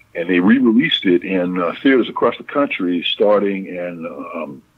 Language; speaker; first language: English; native; English